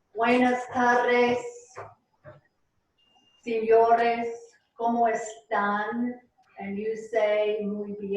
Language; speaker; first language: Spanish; non-native, fluent; English